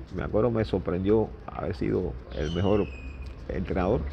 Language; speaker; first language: Spanish; native; Spanish